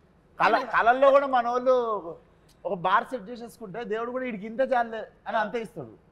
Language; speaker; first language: Telugu; native; Telugu